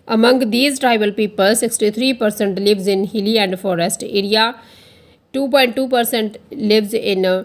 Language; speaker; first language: English; non-native, local second language; Punjabi